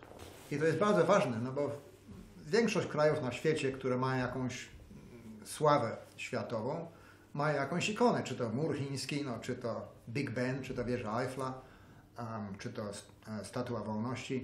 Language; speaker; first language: Polish; early bilingual, heritage; Polish